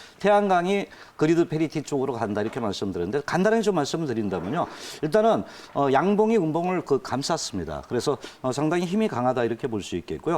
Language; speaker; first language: Korean; native; Korean